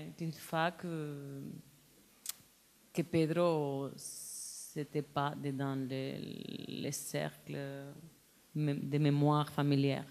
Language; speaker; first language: French; non-native, learner; Spanish